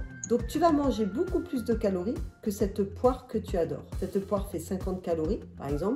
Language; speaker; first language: French; native; French